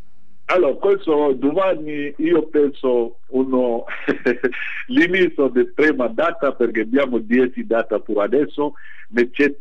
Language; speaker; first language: Italian; non-native, fluent; Bambara